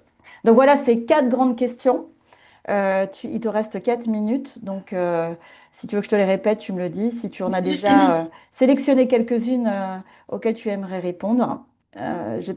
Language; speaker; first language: French; native; French